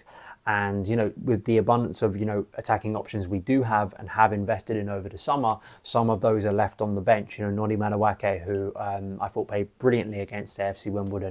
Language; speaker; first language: English; native; English